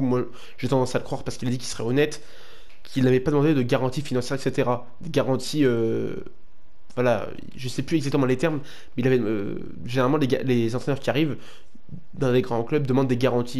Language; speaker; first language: French; native; French